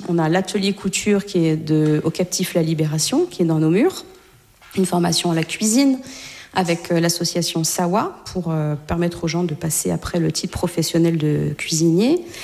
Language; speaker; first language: French; native; French